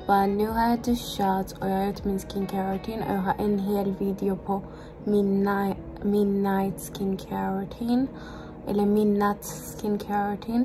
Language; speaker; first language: Swedish; non-native, fluent; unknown